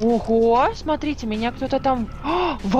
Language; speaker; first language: Russian; native; Russian